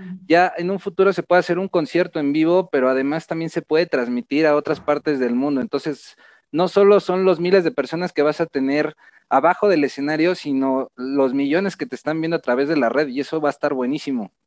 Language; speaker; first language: Spanish; native; Spanish